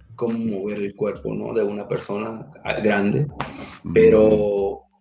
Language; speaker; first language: Spanish; early bilingual, heritage; Spanish